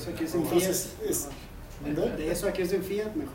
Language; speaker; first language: Spanish; non-native, learner; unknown